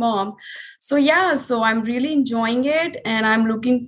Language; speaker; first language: English; non-native, local second language; Hindi